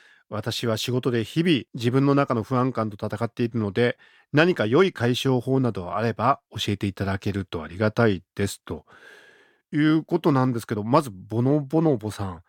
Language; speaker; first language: Japanese; native; Japanese